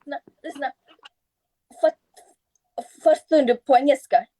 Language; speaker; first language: Swedish; non-native, learner; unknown